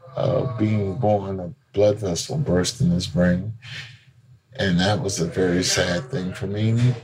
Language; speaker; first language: English; native; English